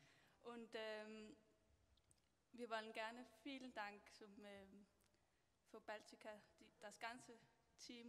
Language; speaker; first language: German; non-native, learner; Danish